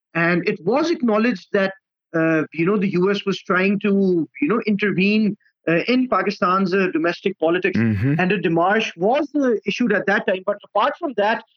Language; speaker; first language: English; non-native, local second language; Urdu